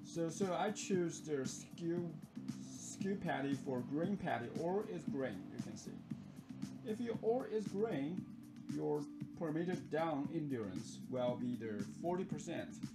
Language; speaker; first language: English; non-native, learner; Japanese